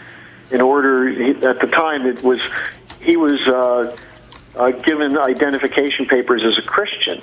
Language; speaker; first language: English; native; English